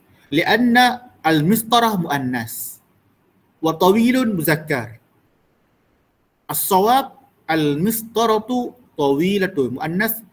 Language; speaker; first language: Arabic; non-native, fluent; Malay